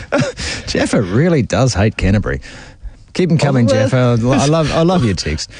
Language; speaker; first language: English; native; English